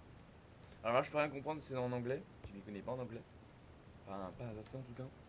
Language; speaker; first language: French; native; French